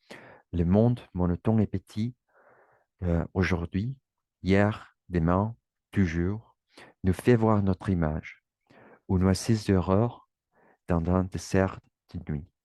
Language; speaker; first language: French; non-native, learner; Spanish